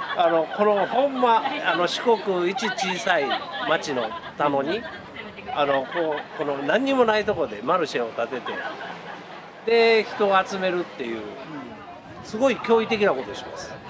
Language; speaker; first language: Japanese; native; Japanese